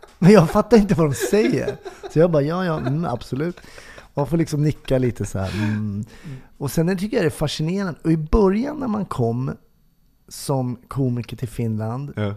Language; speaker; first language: Swedish; native; Swedish